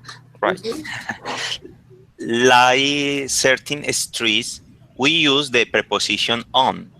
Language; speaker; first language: English; non-native, learner; Spanish